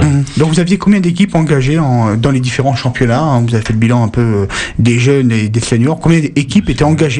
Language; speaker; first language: French; native; French